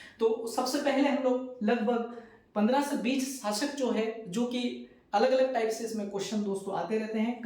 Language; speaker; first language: Hindi; native; Hindi